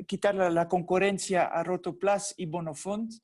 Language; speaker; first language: Spanish; non-native, fluent; Dutch